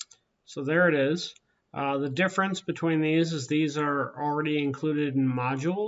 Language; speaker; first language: English; native; English